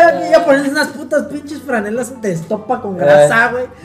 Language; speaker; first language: Spanish; native; Spanish